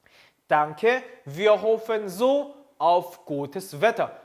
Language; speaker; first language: German; non-native, fluent; Korean